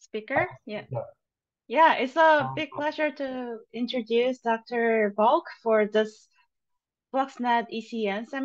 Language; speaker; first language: English; non-native, fluent; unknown